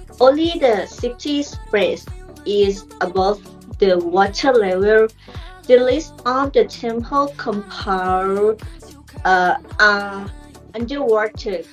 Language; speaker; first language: English; non-native, learner; Thai